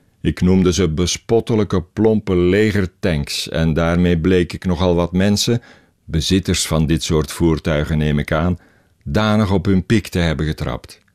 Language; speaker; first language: Dutch; native; Dutch